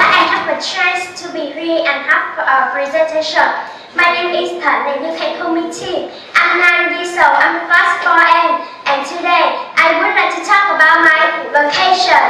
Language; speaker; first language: English; non-native, learner; Vietnamese